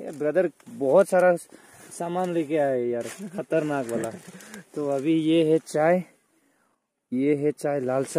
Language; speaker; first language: Hindi; non-native, local second language; Assamese